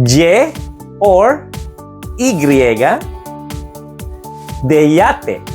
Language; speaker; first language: Spanish; non-native, fluent; Filipino